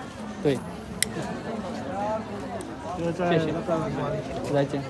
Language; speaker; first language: Chinese; non-native, learner; Urdu